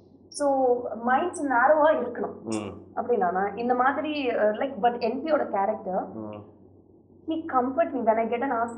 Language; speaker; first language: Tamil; non-native, learner; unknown